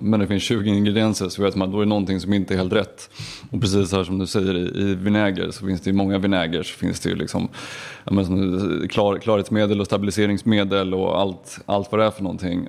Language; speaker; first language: Swedish; native; Swedish